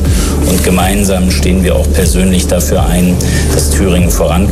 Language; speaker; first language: German; native; German